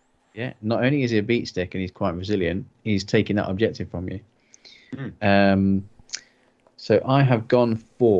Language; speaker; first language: English; native; English